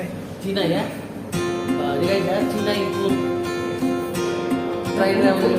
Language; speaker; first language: English; non-native, learner; Filipino